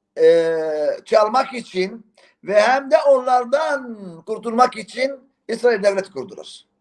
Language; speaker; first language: Turkish; non-native, fluent; Arabic